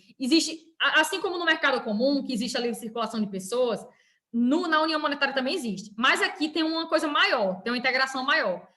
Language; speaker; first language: Portuguese; native; Portuguese